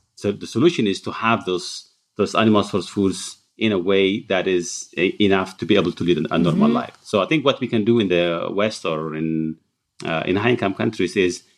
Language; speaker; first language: English; non-native, fluent; Tigrinya